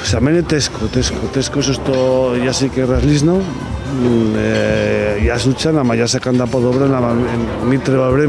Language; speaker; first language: Macedonian; non-native, learner; Spanish